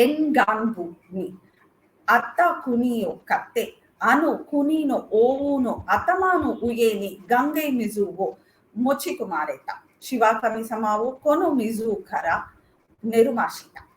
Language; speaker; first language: Japanese; non-native, learner; Tamil